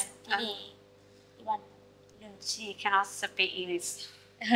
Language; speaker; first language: English; non-native, learner; Thai